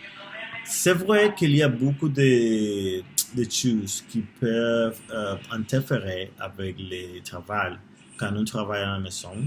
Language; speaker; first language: French; non-native, learner; Spanish